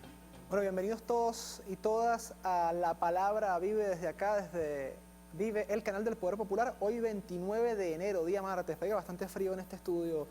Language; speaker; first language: Spanish; native; Spanish